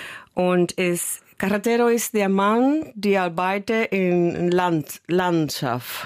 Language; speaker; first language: German; non-native, learner; Spanish